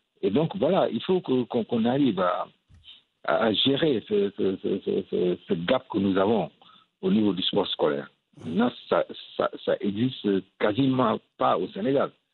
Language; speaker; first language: French; non-native, local second language; Wolof